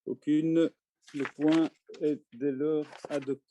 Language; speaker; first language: French; native; French